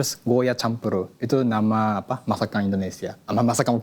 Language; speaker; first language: Indonesian; non-native, fluent; Japanese